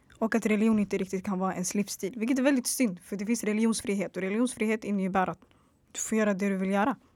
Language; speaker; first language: Swedish; early bilingual, other home language; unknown